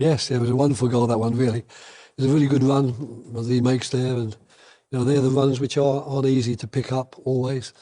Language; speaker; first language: English; native; English